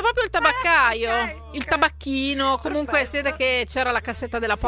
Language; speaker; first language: Italian; native; Italian